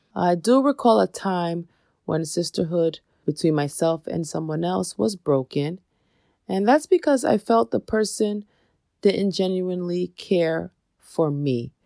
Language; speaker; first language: English; native; English